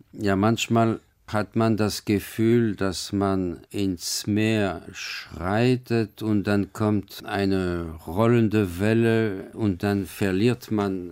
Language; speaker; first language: German; non-native, fluent; French